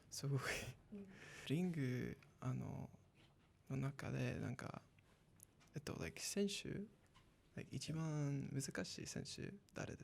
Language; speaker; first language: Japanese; non-native, learner; English